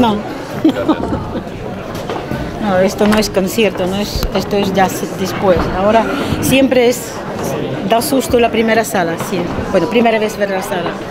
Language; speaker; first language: Spanish; non-native, fluent; Russian